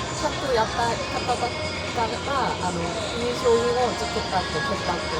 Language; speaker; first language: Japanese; non-native, fluent; Korean